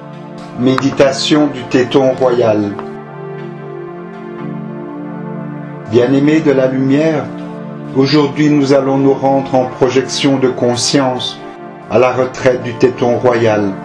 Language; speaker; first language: French; native; French